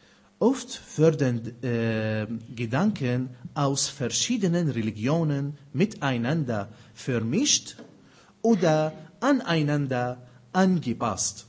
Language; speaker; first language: German; non-native, fluent; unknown